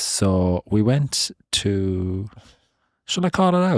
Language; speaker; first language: English; native; English